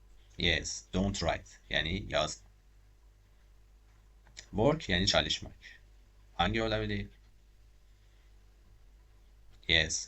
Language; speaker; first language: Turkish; non-native, learner; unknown